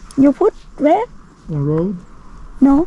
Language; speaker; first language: English; non-native, learner; Thai